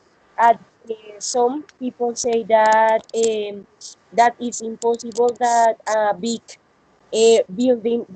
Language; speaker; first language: English; non-native, learner; Spanish